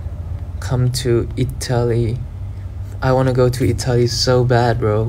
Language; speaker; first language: English; non-native, learner; Thai